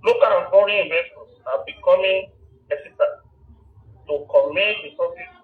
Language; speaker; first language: English; non-native, local second language; Yoruba